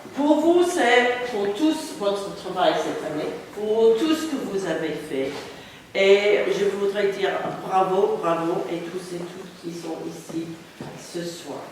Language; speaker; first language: French; non-native, fluent; English